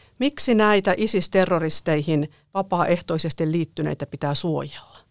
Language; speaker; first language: Finnish; native; Finnish